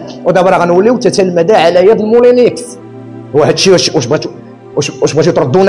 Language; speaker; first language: Arabic; native; Arabic